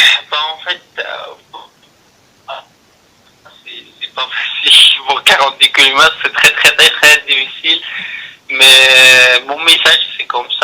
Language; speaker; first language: French; non-native, learner; Arabic